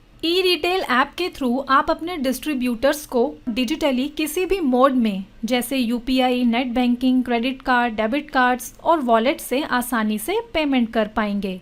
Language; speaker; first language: Hindi; native; Hindi